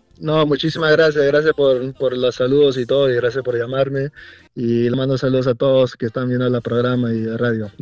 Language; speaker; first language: Spanish; early bilingual, heritage; Spanish